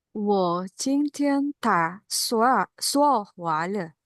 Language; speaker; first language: Chinese; non-native, learner; Indonesian